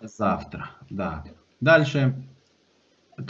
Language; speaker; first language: Russian; non-native, fluent; Spanish